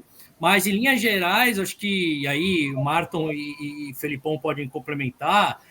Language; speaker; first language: Portuguese; native; Portuguese